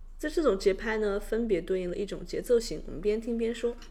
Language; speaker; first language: Chinese; native; Chinese